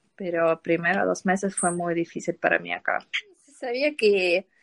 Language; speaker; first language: Spanish; non-native, learner; Ukrainian